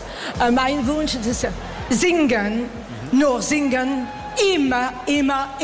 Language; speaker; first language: German; non-native, learner; French